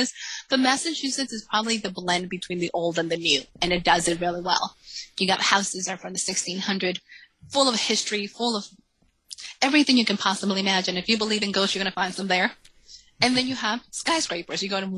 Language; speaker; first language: English; early bilingual, other home language; Spanish